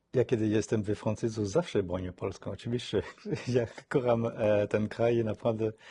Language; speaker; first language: Polish; non-native, fluent; French